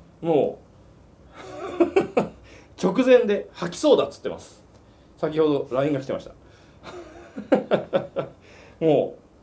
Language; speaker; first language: Japanese; native; Japanese